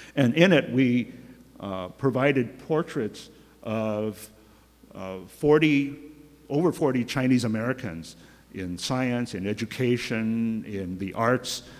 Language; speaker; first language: English; native; English